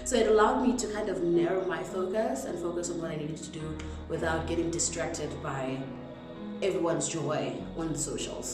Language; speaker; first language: English; non-native, local second language; Zulu